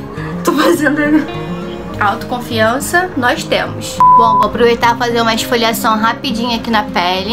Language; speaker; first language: Portuguese; native; Portuguese